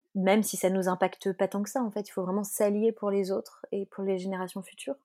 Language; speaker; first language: French; native; French